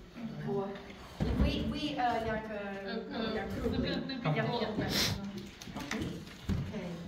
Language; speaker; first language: Ukrainian; non-native, learner; English